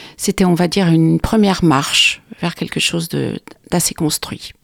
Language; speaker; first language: French; native; French